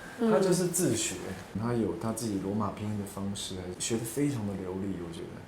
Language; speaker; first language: Chinese; native; Chinese